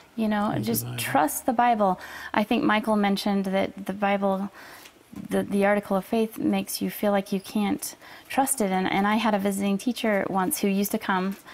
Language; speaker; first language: English; native; English